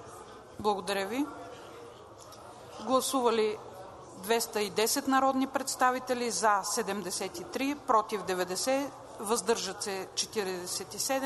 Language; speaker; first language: Bulgarian; native; Bulgarian